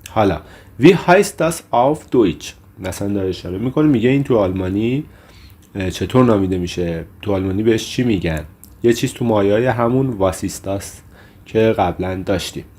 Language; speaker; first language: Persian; native; Persian